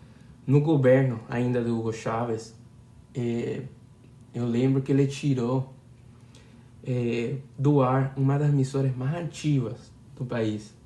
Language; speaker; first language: Portuguese; non-native, learner; Spanish